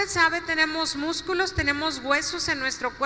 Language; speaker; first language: Spanish; native; Spanish